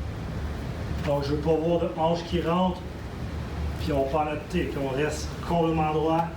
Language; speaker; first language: French; native; French